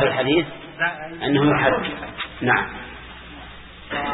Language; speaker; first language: Arabic; native; Arabic